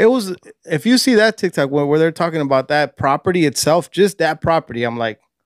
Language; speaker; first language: English; early bilingual, other home language; Spanish